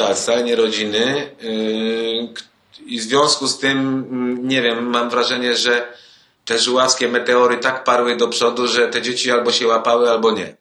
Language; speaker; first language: Polish; early bilingual, heritage; Polish